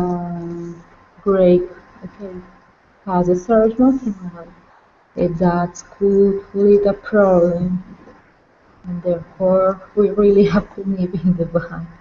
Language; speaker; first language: English; non-native, learner; Spanish